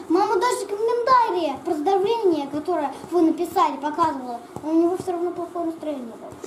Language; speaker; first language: Russian; early bilingual, other home language; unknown